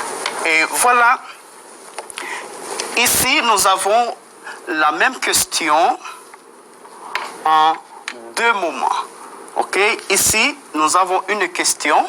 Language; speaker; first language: French; non-native, fluent; Spanish